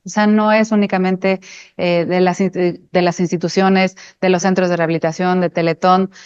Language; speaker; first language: Spanish; native; Spanish